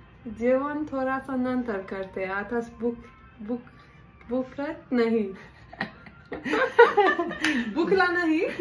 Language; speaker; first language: Marathi; non-native, learner; Persian